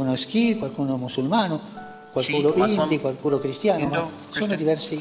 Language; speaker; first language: Italian; non-native, fluent; Spanish